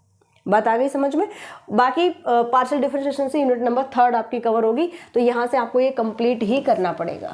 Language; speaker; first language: Hindi; native; Hindi